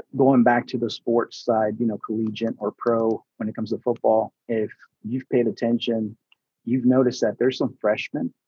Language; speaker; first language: English; early bilingual, other home language; Spanish